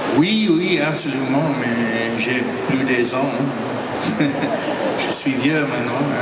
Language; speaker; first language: French; non-native, learner; English